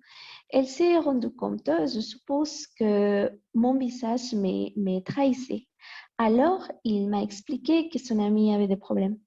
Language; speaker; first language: French; non-native, learner; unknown